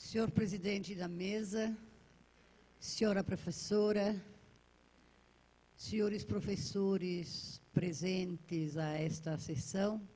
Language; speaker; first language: Portuguese; native; Portuguese